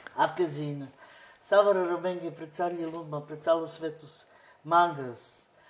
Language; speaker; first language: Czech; non-native, local second language; Romany